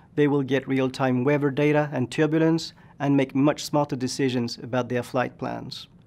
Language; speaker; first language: English; non-native, fluent; French